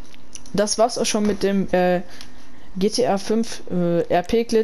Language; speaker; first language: German; native; German